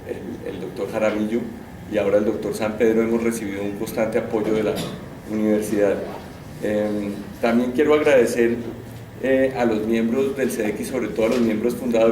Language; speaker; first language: Spanish; native; Spanish